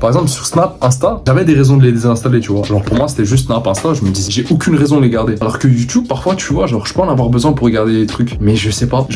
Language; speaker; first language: French; native; French